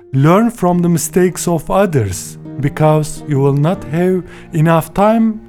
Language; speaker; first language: English; non-native, fluent; Turkish